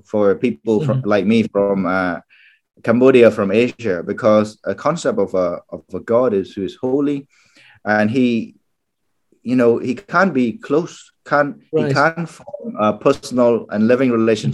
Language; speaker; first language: English; non-native, fluent; Khmer